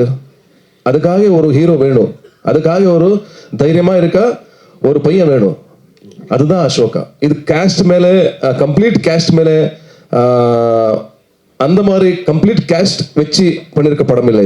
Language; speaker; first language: Tamil; non-native, learner; Kannada